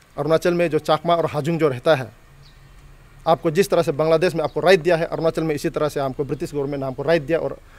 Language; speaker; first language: Hindi; non-native, local second language; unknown